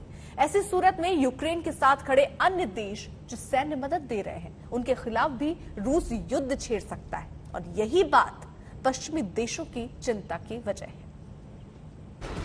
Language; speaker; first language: Hindi; native; Hindi